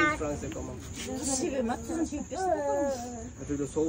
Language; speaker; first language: French; non-native, learner; Kazakh